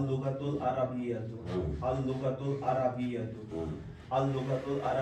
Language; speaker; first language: Arabic; non-native, learner; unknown